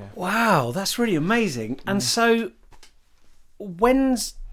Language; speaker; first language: English; native; English